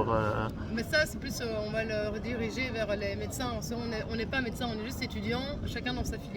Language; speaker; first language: French; native; French